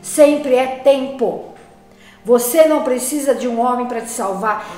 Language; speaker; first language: Portuguese; native; Portuguese